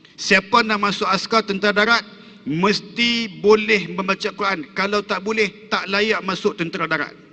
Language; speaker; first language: Malay; native; Malay